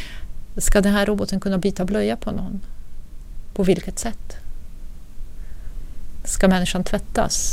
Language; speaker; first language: Swedish; non-native, fluent; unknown